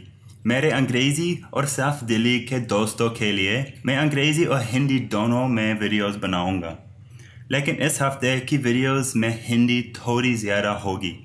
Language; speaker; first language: Hindi; non-native, learner; English